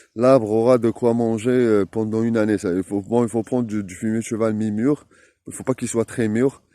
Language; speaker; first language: French; non-native, local second language; Arabic